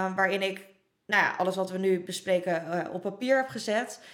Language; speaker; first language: Dutch; native; Dutch